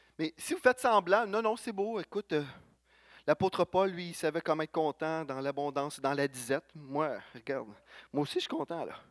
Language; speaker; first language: French; native; French